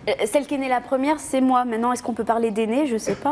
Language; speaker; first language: French; native; French